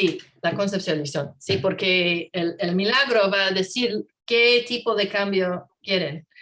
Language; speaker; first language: Spanish; non-native, learner; English